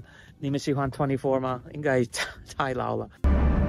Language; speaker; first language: Chinese; non-native, fluent; English